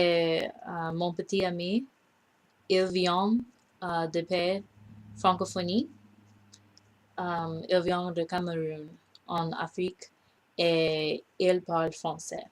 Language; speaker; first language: French; non-native, learner; English